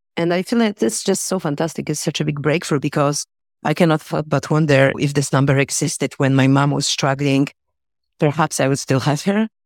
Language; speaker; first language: English; non-native, fluent; Polish